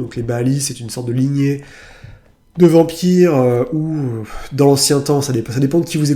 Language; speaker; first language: French; native; French